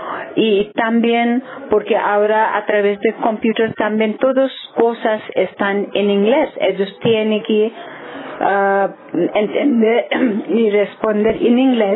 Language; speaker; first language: Spanish; non-native, learner; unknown